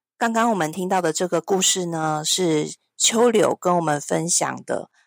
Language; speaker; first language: Chinese; native; Chinese